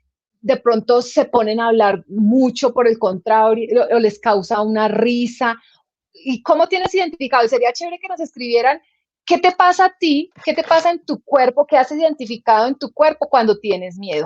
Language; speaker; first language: Spanish; native; Spanish